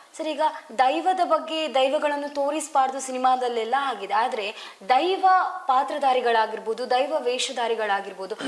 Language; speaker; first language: Kannada; native; Kannada